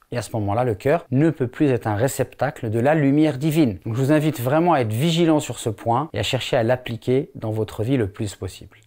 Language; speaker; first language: French; non-native, local second language; Wolof